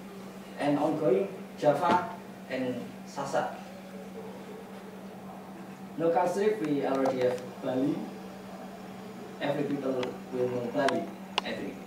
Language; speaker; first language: English; non-native, fluent; Indonesian